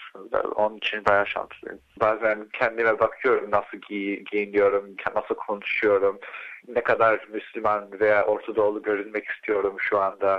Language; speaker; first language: Turkish; early bilingual, heritage; Turkish